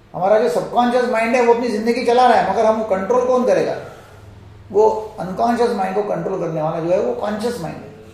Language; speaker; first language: Hindi; non-native, local second language; Marathi